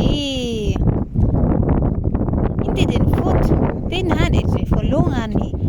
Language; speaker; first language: Swedish; non-native, learner; Filipino